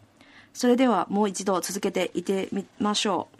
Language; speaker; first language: Japanese; non-native, fluent; Cantonese